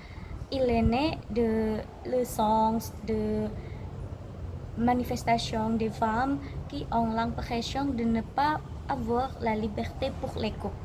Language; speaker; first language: French; non-native, learner; Indonesian